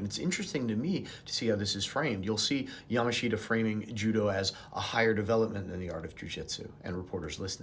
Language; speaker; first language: English; native; English